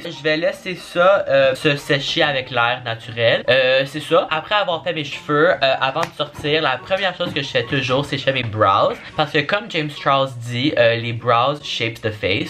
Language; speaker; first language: French; native; French